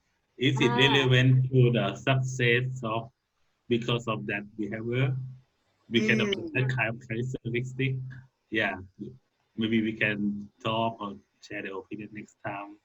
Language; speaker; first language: English; non-native, learner; Thai